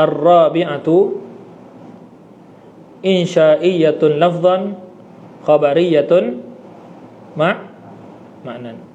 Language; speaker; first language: Arabic; non-native, fluent; Malay